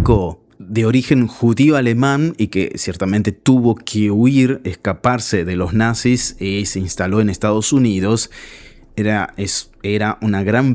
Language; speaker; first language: Spanish; native; Spanish